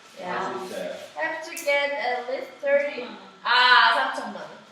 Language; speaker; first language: English; non-native, learner; Korean